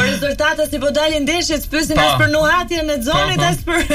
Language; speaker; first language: Albanian; native; Albanian